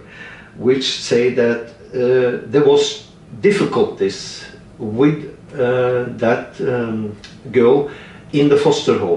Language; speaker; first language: English; non-native, fluent; Norwegian